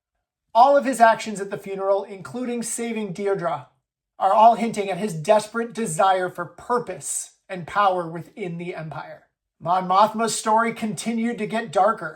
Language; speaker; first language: English; native; English